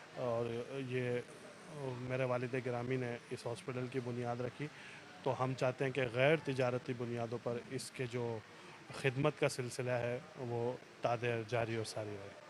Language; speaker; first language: Urdu; native; Urdu